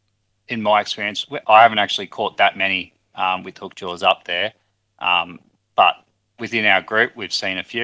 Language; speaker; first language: English; native; English